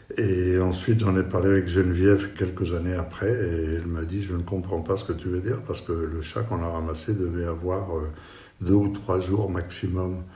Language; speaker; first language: French; non-native, fluent; Spanish